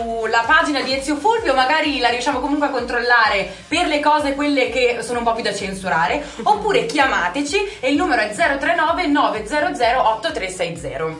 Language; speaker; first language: Italian; native; Italian